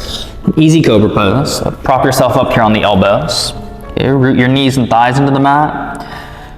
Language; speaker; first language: English; native; English